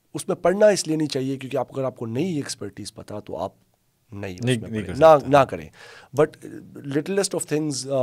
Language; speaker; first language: Urdu; non-native, local second language; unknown